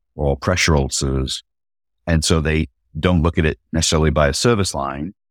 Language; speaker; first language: English; native; English